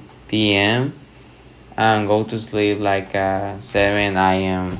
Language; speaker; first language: English; non-native, learner; Spanish